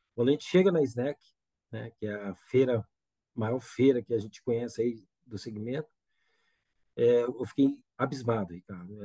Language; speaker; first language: Portuguese; native; Portuguese